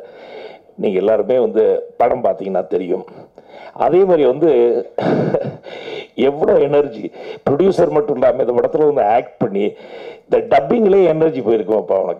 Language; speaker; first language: Tamil; native; Tamil